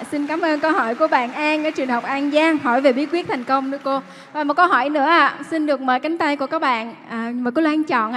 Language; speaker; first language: Vietnamese; native; Vietnamese